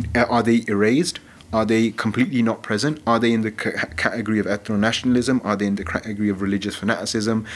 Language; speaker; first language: English; early bilingual, other home language; Punjabi